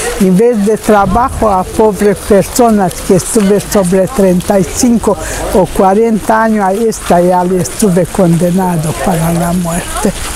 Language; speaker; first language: Spanish; non-native, fluent; Hungarian